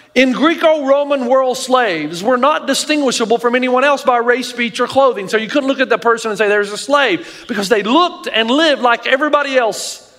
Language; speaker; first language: English; native; English